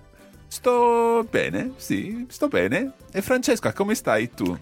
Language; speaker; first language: Italian; non-native, fluent; English